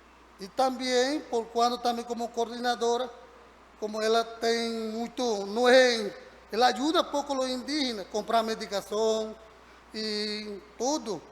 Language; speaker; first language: Portuguese; non-native, learner; Spanish